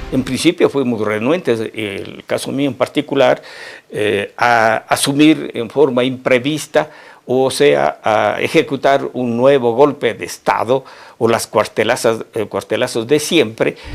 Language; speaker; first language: Spanish; native; Spanish